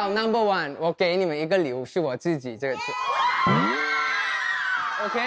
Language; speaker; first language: Chinese; non-native, learner; Thai